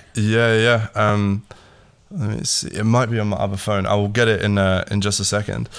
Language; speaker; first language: English; early bilingual, other home language; Latvian